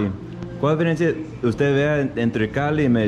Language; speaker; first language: Spanish; non-native, learner; English